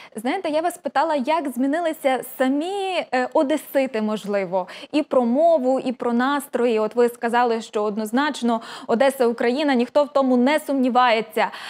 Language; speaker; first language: Ukrainian; native; Ukrainian